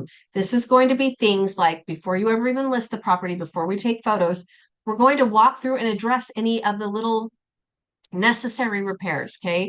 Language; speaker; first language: English; native; English